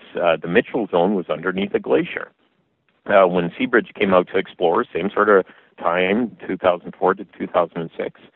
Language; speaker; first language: English; native; English